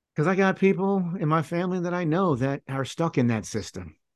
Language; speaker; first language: English; native; English